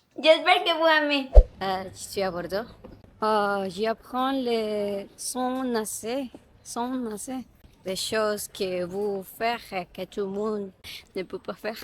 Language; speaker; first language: French; non-native, learner; Spanish